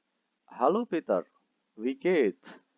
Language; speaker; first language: German; non-native, fluent; Indonesian